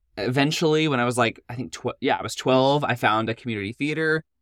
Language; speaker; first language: English; native; English